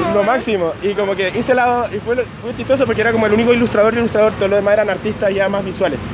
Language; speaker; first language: Spanish; native; Spanish